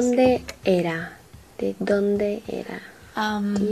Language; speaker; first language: Spanish; non-native, fluent; English